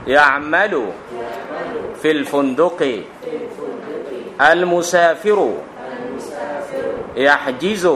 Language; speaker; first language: Arabic; non-native, fluent; Thai